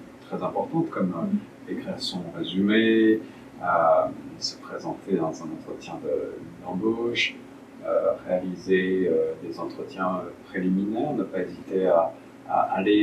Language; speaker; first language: French; native; French